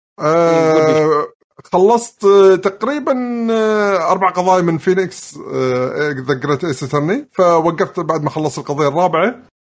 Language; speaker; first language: Arabic; native; Arabic